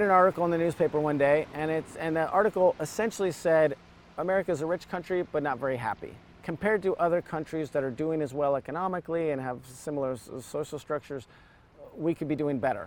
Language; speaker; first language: English; early bilingual, other home language; Serbian